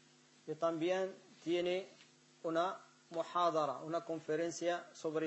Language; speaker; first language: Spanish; non-native, fluent; Arabic